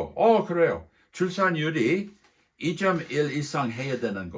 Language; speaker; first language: Korean; non-native, fluent; English